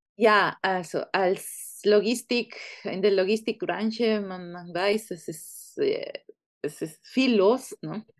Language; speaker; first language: German; non-native, fluent; Spanish